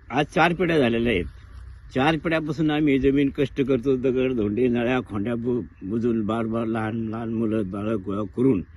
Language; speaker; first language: Marathi; native; Marathi